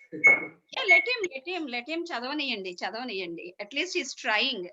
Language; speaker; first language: English; non-native, local second language; Telugu